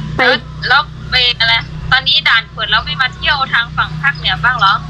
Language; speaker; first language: Thai; non-native, fluent; Burmese